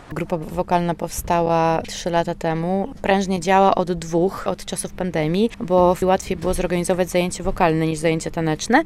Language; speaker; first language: Polish; native; Polish